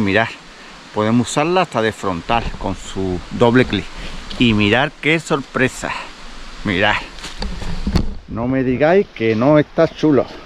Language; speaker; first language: Spanish; native; Spanish